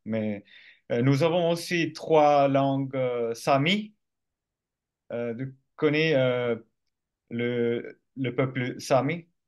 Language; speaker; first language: French; non-native, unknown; Finnish